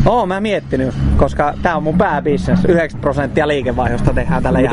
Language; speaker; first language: Finnish; native; Finnish